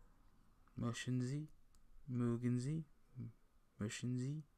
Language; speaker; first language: German; non-native, learner; English